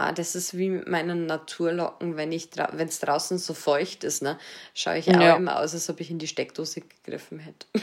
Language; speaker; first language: German; native; German